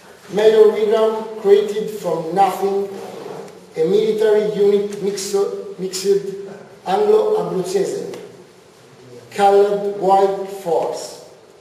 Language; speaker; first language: English; non-native, learner; Italian